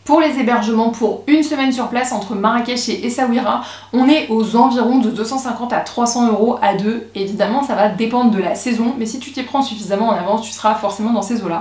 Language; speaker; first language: French; native; French